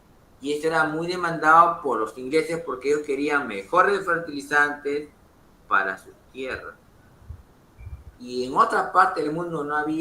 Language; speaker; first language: Spanish; native; Spanish